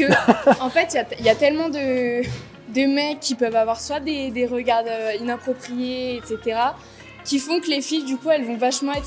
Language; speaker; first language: French; native; French